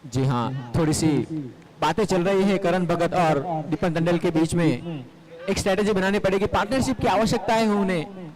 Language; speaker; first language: Hindi; non-native, local second language; Gujarati